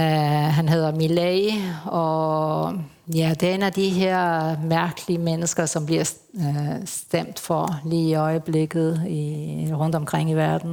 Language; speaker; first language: Danish; early bilingual, heritage; Spanish